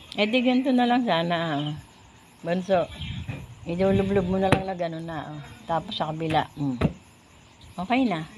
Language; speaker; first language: Filipino; native; Filipino